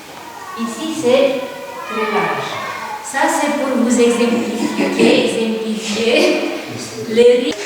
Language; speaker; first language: French; non-native, fluent; Italian